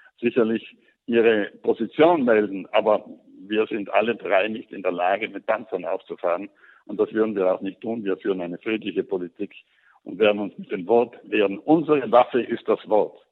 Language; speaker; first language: German; native; German